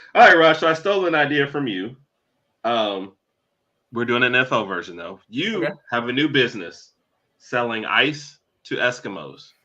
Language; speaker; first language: English; native; English